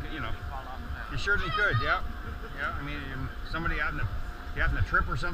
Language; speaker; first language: English; native; English